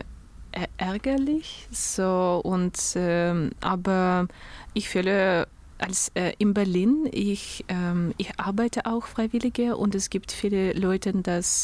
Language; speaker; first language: German; non-native, learner; Russian